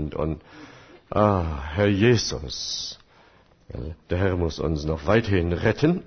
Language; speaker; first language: German; non-native, fluent; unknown